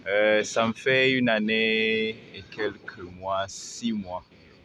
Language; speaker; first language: French; non-native, local second language; Rundi